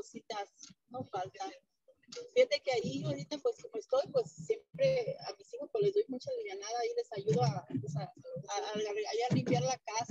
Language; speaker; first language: Spanish; native; Spanish